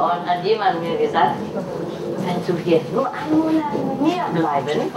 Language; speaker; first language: German; non-native, learner; Vietnamese